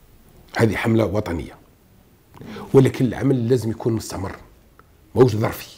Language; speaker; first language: Arabic; native; Arabic